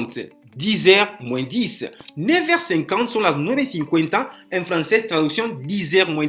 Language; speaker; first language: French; non-native, fluent; Spanish